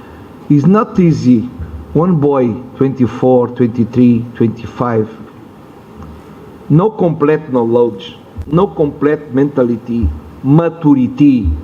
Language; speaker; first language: English; non-native, learner; Portuguese